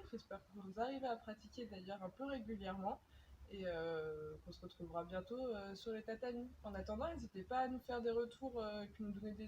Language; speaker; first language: French; native; French